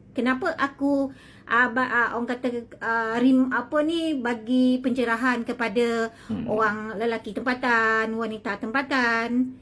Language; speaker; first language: Malay; native; Malay